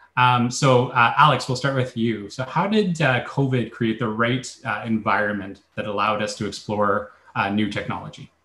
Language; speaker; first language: English; native; English